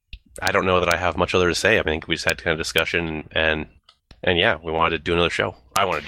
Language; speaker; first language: English; native; English